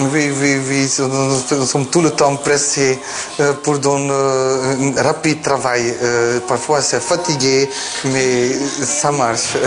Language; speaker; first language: French; non-native, learner; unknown